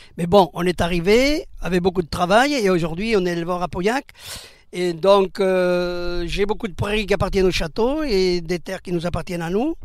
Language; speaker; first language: French; early bilingual, other home language; Spanish